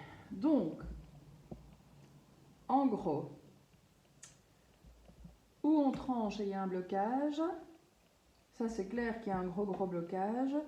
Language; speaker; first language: French; native; French